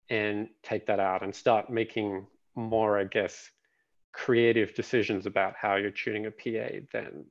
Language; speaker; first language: English; native; English